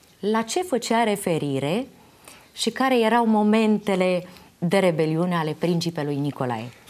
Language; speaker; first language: Romanian; native; Romanian